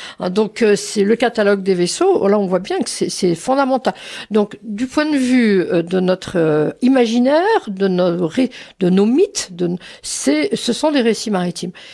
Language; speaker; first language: French; native; French